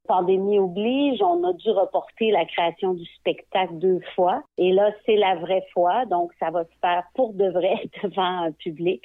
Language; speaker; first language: French; native; French